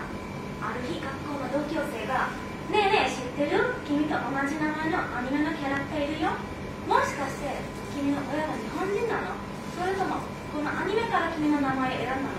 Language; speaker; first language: Japanese; non-native, fluent; Bangla